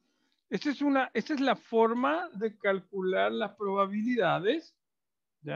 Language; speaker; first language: Spanish; native; Spanish